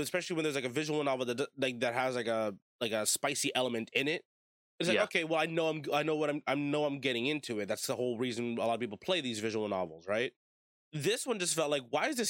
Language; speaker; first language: English; native; English